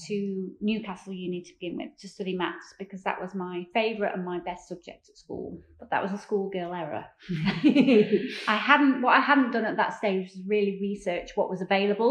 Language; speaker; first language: English; native; English